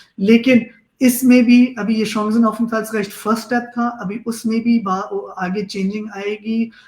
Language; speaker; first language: Urdu; native; Urdu